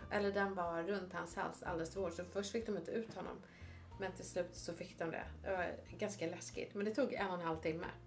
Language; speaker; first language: Swedish; native; Swedish